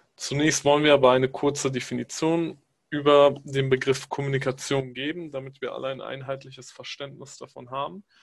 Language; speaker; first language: German; early bilingual, other home language; Pashto